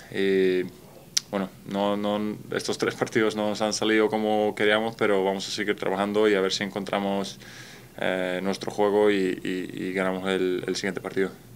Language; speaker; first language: Spanish; non-native, fluent; Latvian